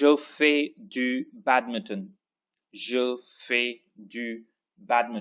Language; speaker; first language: French; non-native, fluent; Tamil